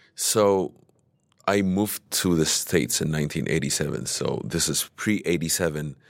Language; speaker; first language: English; early bilingual, other home language; Amharic